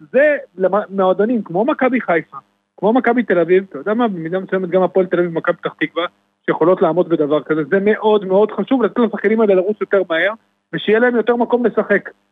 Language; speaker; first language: Hebrew; native; Hebrew